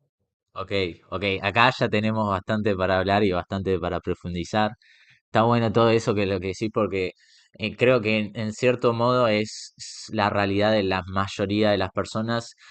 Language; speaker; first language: Spanish; native; Spanish